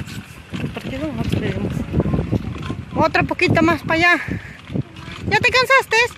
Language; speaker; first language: Spanish; native; Spanish